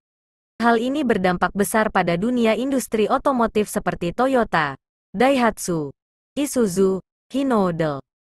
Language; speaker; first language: Indonesian; native; Indonesian